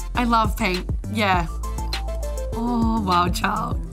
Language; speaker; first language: English; native; English